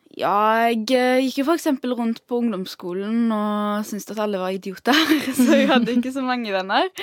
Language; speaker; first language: Norwegian; early bilingual, other home language; Arabic